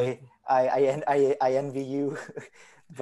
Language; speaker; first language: English; non-native, fluent; Spanish